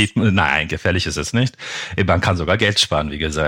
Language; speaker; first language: German; non-native, fluent; Turkish